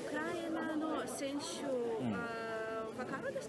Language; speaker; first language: Japanese; non-native, learner; Ukrainian